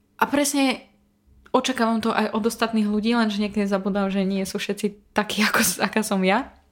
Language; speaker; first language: Slovak; non-native, fluent; Russian